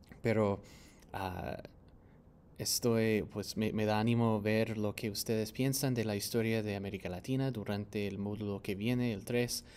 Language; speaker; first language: Spanish; non-native, fluent; English